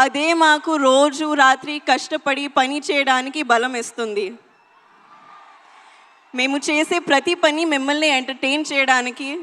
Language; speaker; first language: Telugu; non-native, learner; Hindi